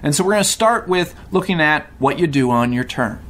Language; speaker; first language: English; native; English